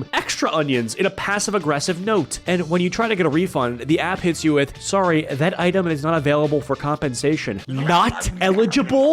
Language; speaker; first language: English; native; English